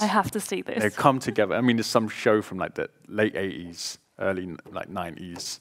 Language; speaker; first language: English; native; English